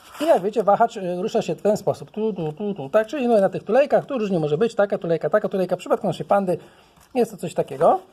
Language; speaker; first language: Polish; native; Polish